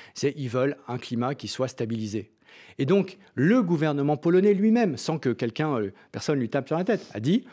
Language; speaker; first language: French; native; French